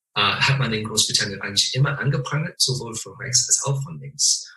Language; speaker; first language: German; non-native, fluent; English